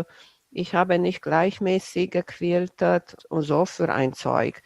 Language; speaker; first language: German; non-native, fluent; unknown